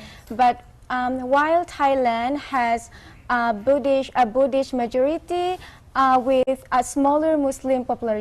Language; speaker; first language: English; non-native, fluent; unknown